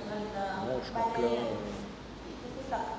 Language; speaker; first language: French; native; French